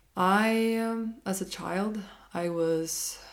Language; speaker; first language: English; non-native, fluent; Norwegian